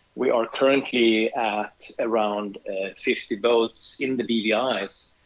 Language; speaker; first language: English; non-native, fluent; Swedish